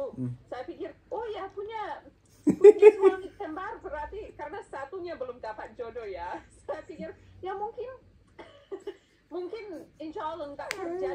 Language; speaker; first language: Indonesian; non-native, fluent; English